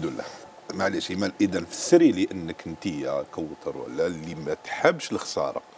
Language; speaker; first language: Arabic; native; Arabic